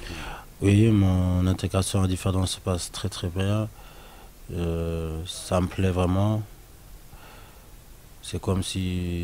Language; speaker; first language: French; non-native, local second language; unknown